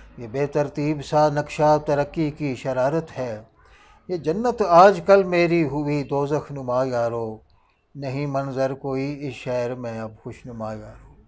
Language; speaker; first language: Urdu; non-native, local second language; Northern Hindko